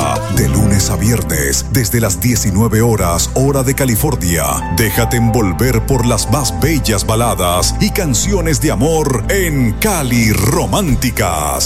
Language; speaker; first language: Spanish; native; Spanish